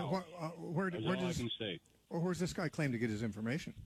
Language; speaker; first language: English; native; English